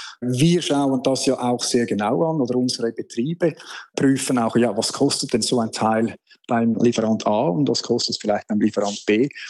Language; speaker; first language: German; native; German